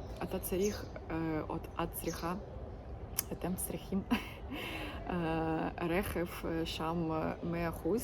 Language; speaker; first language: Hebrew; non-native, learner; Ukrainian